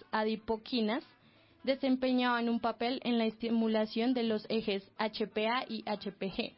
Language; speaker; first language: Spanish; native; Spanish